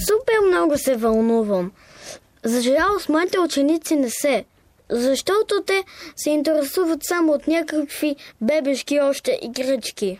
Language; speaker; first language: Bulgarian; early bilingual, heritage; Bulgarian